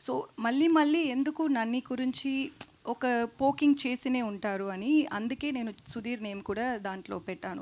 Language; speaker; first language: Telugu; non-native, learner; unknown